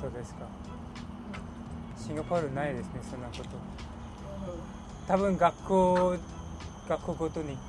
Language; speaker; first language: Japanese; non-native, learner; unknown